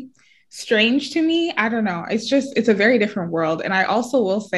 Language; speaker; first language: English; native; English